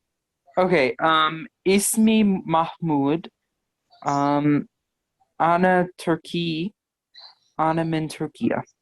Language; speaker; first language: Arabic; non-native, learner; English